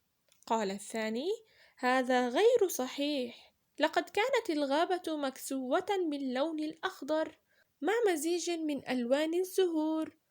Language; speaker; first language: Arabic; native; Arabic